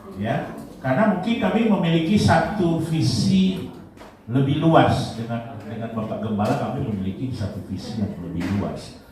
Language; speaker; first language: Indonesian; native; Indonesian